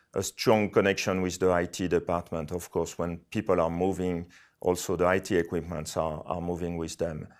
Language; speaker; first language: English; non-native, fluent; French